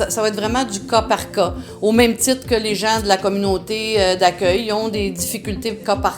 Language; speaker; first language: French; native; French